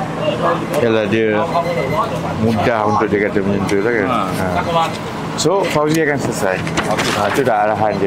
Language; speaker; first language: Malay; native; Malay